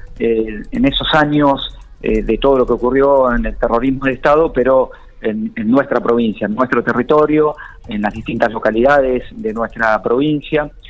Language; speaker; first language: Spanish; native; Spanish